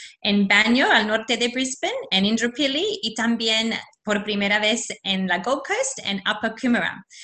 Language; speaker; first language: Spanish; non-native, fluent; English